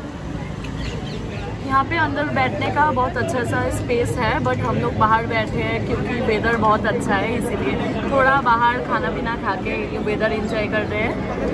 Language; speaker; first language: Hindi; non-native, local second language; Bangla